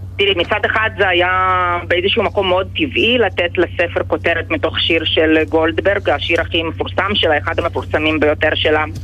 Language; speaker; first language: Hebrew; early bilingual, other home language; Russian